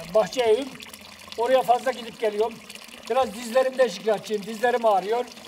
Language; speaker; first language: Turkish; native; Turkish